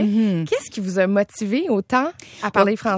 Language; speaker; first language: French; native; French